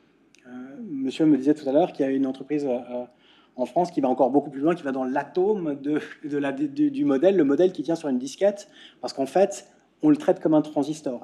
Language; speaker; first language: French; native; French